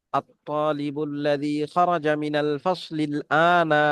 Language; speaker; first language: Arabic; non-native, fluent; Bangla